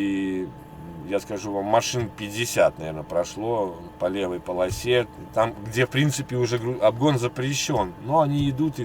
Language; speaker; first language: Russian; native; Russian